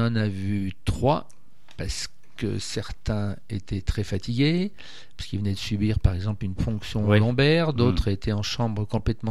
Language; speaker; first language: French; native; French